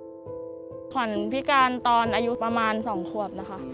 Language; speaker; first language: Thai; native; Thai